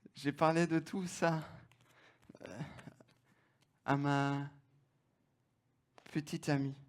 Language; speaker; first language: French; non-native, fluent; German